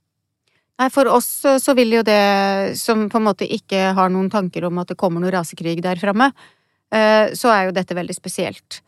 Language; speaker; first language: Norwegian; native; Norwegian